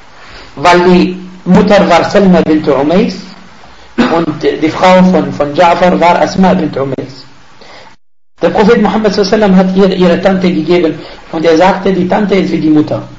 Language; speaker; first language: German; non-native, fluent; Arabic